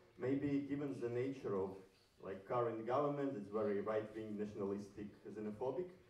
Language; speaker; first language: English; non-native, fluent; Ukrainian